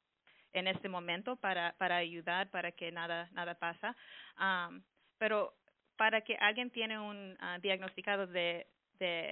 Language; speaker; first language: Spanish; early bilingual, heritage; English